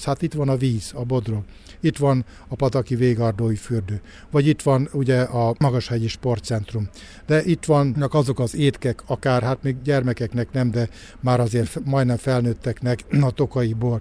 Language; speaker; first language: Hungarian; native; Hungarian